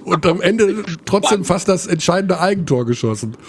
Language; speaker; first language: German; native; German